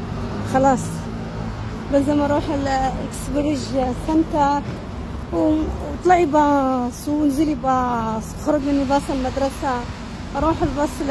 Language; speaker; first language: Arabic; native; Arabic